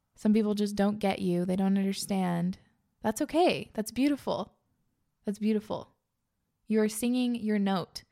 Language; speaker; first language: English; native; English